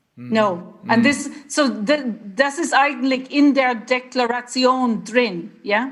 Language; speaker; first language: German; non-native, fluent; English